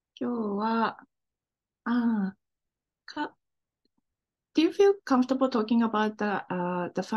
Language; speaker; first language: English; non-native, fluent; Japanese